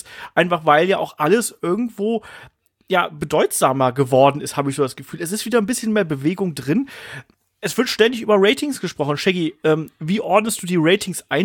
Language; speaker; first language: German; native; German